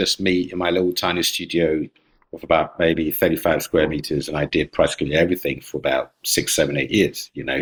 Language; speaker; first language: English; non-native, local second language; Akan